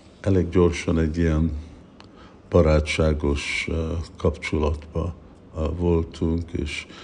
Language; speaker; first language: Hungarian; early bilingual, heritage; Hungarian